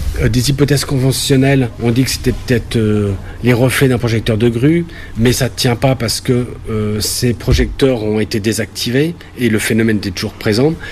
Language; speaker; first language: French; native; French